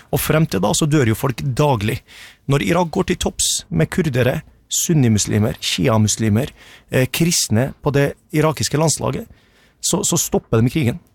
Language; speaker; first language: Norwegian; early bilingual, other home language; Arabic